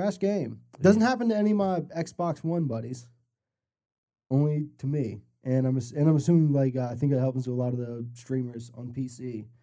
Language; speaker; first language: English; native; English